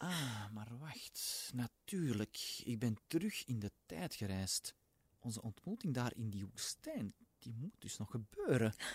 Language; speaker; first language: Dutch; native; Dutch